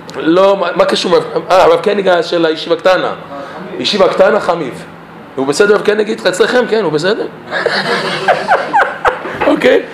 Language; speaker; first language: Hebrew; non-native, fluent; English